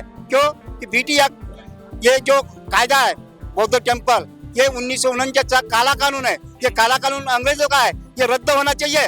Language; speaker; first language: Hindi; native; Hindi